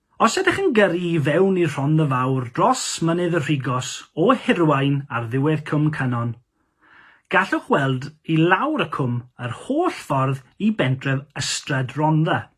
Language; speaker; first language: Welsh; non-native, local second language; English